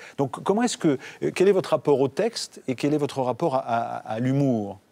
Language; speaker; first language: French; native; French